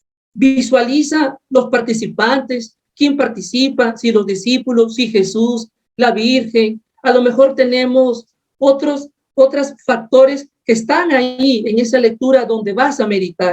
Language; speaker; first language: Spanish; native; Spanish